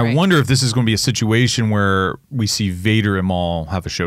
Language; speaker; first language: English; native; English